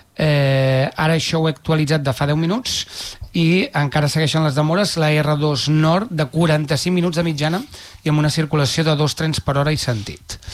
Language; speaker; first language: Catalan; native; Catalan